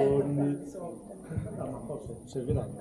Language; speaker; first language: Italian; native; Italian